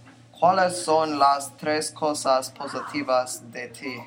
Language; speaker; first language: Spanish; non-native, learner; English